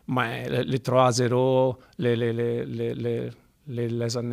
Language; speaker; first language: French; non-native, fluent; Italian